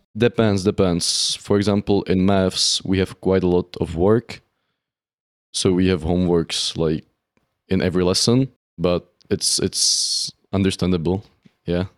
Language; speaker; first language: English; non-native, fluent; Czech